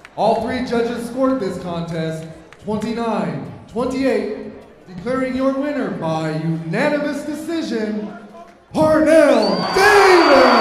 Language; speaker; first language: English; native; English